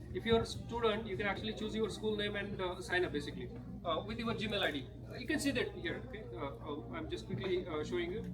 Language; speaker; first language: English; non-native, local second language; Marathi